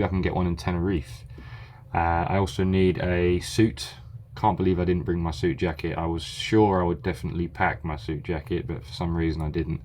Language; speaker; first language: English; native; English